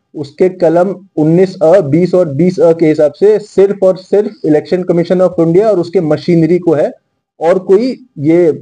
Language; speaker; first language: Hindi; non-native, local second language; Marathi